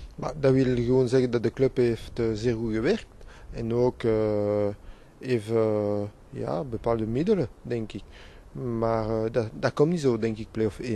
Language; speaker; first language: Dutch; non-native, local second language; French